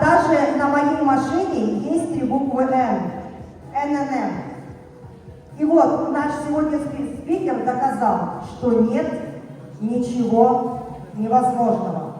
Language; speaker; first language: Russian; native; Russian